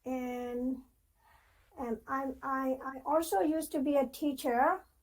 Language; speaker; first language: English; non-native, fluent; Burmese